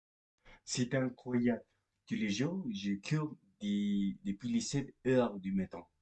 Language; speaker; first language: French; non-native, learner; Spanish